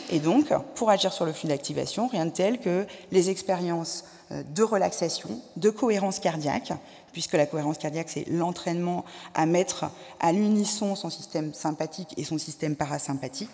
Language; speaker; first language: French; native; French